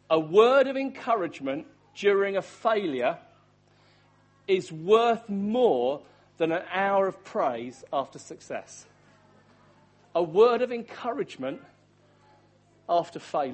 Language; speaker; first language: English; native; English